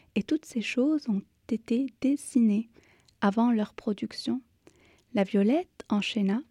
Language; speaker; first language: French; native; French